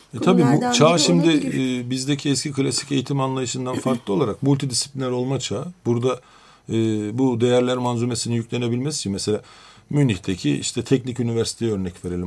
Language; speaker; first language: Turkish; native; Turkish